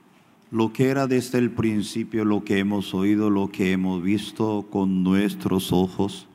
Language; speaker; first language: Spanish; non-native, fluent; Korean